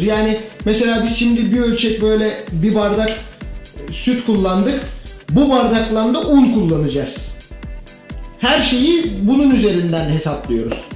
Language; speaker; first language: Turkish; native; Turkish